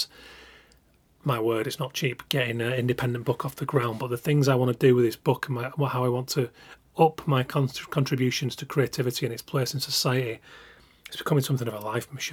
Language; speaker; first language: English; native; English